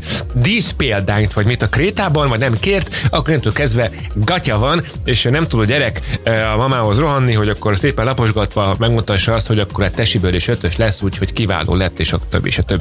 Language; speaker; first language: Hungarian; native; Hungarian